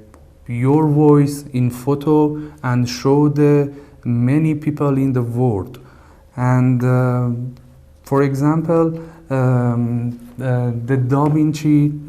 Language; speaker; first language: English; non-native, learner; Persian